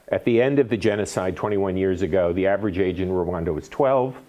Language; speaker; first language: English; native; English